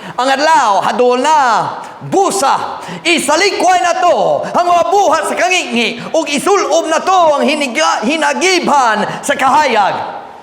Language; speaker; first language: Cebuano; non-native, fluent; English